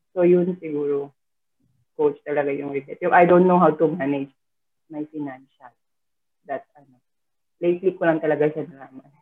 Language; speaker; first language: Filipino; non-native, local second language; Cebuano